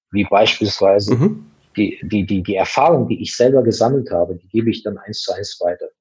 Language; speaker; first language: German; non-native, fluent; Azerbaijani